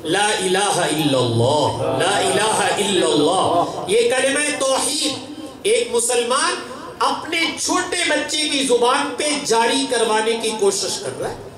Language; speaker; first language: Urdu; non-native, local second language; Punjabi